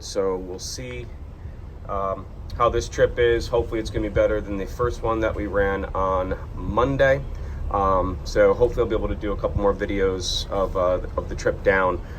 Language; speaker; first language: English; native; English